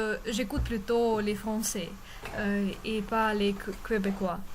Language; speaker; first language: French; non-native, fluent; Russian